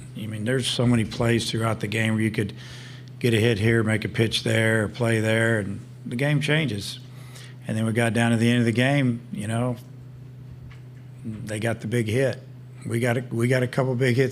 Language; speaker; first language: English; native; English